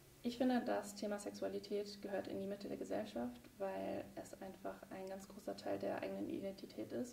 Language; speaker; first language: German; native; German